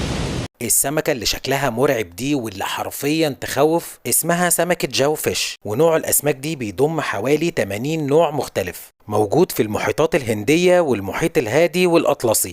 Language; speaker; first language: Arabic; native; Arabic